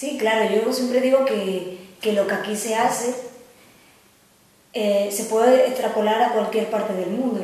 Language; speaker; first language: Spanish; native; Spanish